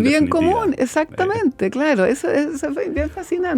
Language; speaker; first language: Spanish; native; Spanish